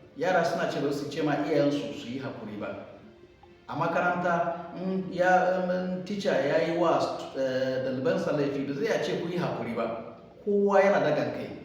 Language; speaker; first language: Hausa; non-native, local second language; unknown